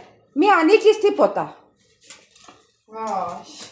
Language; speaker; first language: Greek; non-native, learner; Armenian